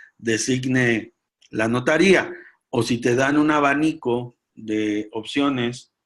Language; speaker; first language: Spanish; native; Spanish